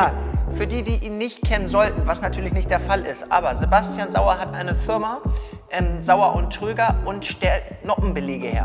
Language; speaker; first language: German; native; German